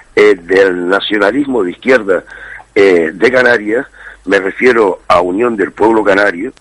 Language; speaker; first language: Spanish; native; Spanish